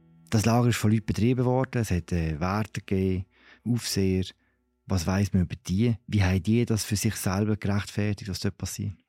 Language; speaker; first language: German; native; German